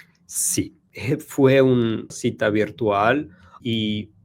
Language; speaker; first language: Spanish; non-native, learner; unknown